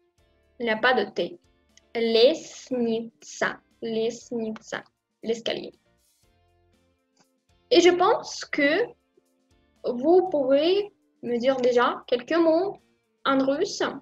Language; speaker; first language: French; non-native, fluent; Russian